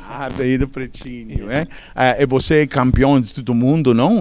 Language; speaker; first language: Portuguese; non-native, learner; Spanish